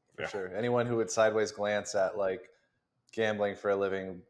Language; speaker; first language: English; native; English